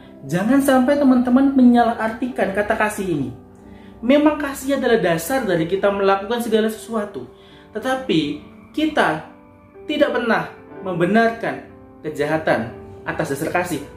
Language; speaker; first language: Indonesian; native; Indonesian